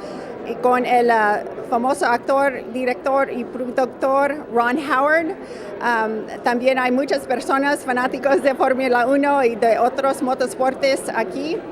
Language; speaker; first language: Spanish; non-native, learner; English